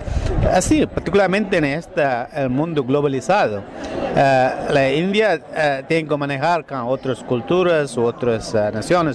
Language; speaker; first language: Spanish; non-native, fluent; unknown